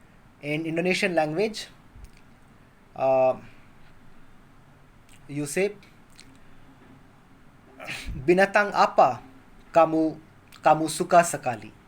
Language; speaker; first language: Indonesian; non-native, learner; Kannada